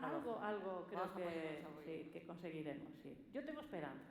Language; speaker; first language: Spanish; native; Spanish